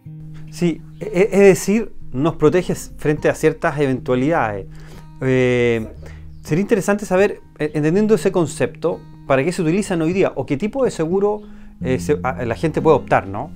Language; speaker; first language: Spanish; native; Spanish